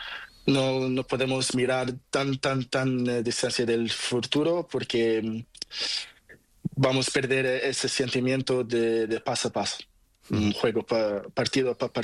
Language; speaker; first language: Spanish; non-native, learner; Portuguese